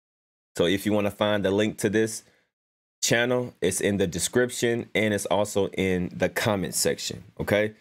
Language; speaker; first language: English; native; English